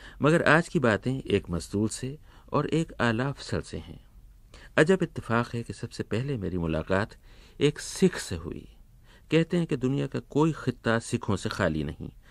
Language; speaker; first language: Urdu; native; Urdu